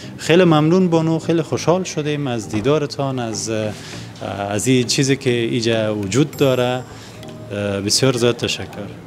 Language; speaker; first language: Persian; non-native, local second language; Pashto